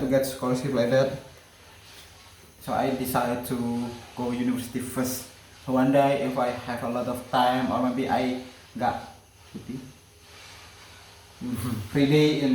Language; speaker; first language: English; non-native, learner; Indonesian